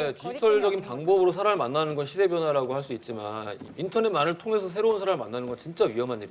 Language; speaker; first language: Korean; native; Korean